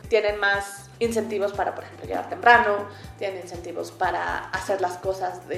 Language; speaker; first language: Spanish; native; Spanish